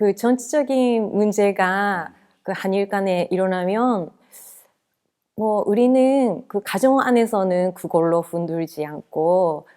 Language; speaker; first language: Korean; non-native, fluent; Japanese